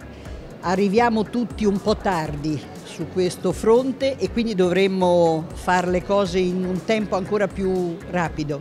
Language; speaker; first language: Italian; native; Italian